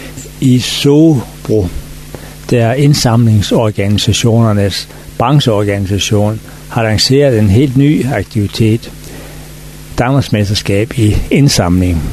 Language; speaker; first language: Danish; native; Danish